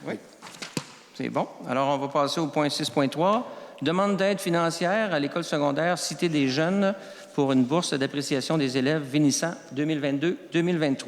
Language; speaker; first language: French; native; French